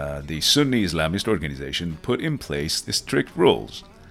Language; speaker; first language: English; non-native, fluent; Persian